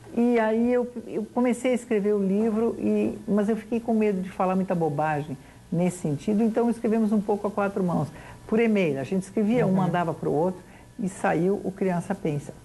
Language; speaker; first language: Portuguese; native; Portuguese